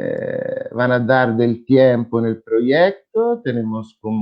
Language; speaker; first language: Spanish; non-native, fluent; Italian